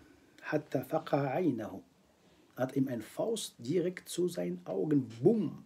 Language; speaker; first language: German; non-native, fluent; Arabic